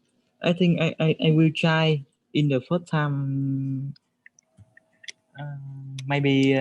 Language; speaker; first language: English; non-native, learner; Vietnamese